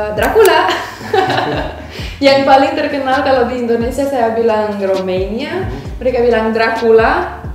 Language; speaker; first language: Indonesian; non-native, fluent; Romanian